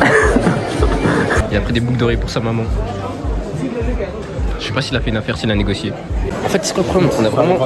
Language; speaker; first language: French; native; French